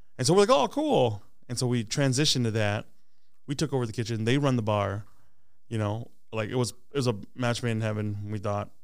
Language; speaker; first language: English; early bilingual, other home language; Hmong